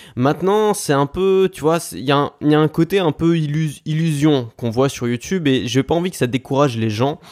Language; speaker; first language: French; native; French